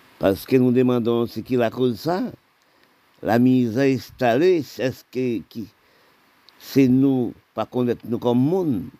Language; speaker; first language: French; non-native, local second language; Haitian Creole